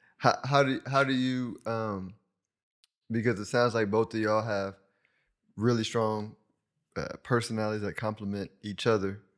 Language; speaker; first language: English; native; English